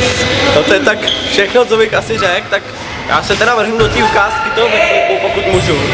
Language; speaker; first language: Czech; native; Czech